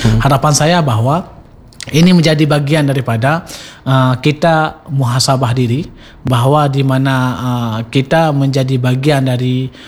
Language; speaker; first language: Indonesian; non-native, local second language; Achinese